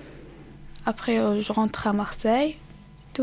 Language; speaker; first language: French; non-native, learner; Arabic